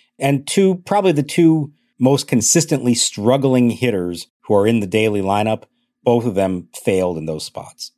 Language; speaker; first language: English; native; English